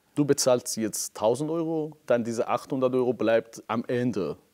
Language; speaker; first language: German; non-native, fluent; Persian